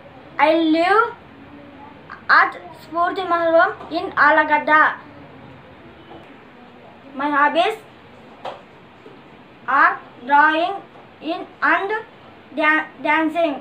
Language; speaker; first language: English; non-native, learner; Telugu